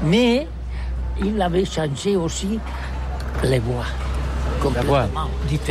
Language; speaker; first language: French; non-native, learner; Catalan